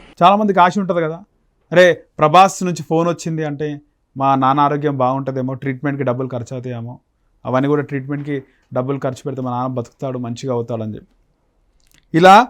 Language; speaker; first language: Telugu; native; Telugu